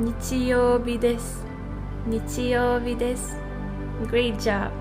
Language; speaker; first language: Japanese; non-native, fluent; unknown